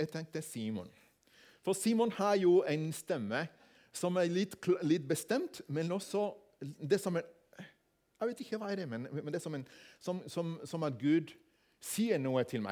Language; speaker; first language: Norwegian; non-native, fluent; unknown